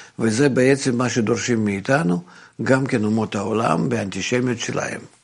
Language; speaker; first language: Hebrew; non-native, fluent; Russian